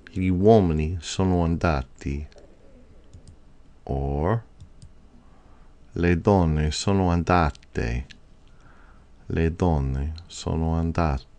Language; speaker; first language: Italian; non-native, fluent; English